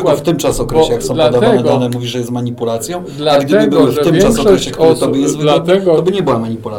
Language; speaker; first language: Polish; native; Polish